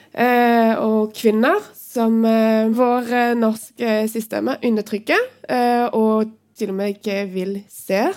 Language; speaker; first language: Norwegian; non-native, fluent; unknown